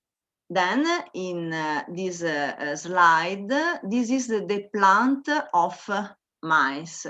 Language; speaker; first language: English; non-native, learner; Italian